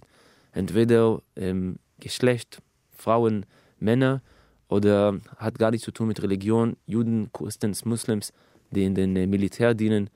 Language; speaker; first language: German; non-native, fluent; Hebrew